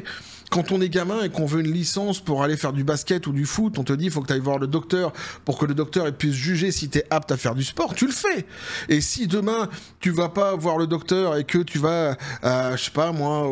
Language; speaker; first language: French; native; French